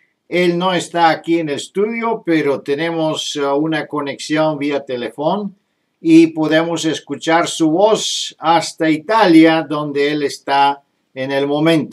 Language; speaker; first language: Spanish; non-native, fluent; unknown